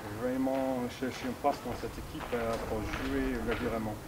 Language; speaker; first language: French; non-native, fluent; English